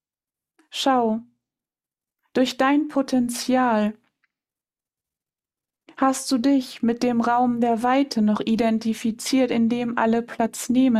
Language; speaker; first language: German; native; German